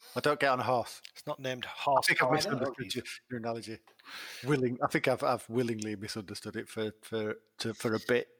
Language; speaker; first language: English; native; English